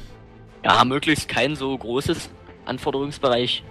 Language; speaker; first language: German; native; German